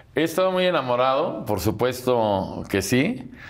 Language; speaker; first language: Spanish; native; Spanish